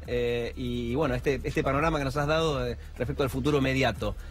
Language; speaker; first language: Spanish; native; Spanish